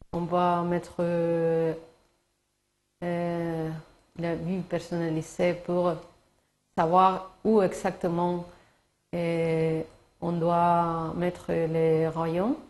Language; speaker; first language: French; non-native, learner; Spanish